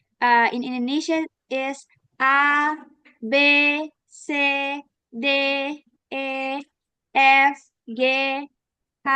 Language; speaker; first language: English; non-native, learner; Indonesian